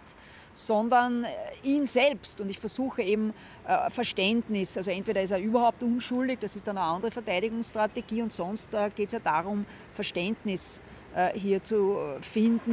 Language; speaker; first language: German; native; German